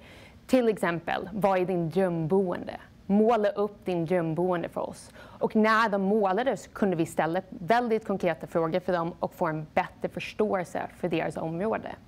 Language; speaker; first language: Swedish; non-native, fluent; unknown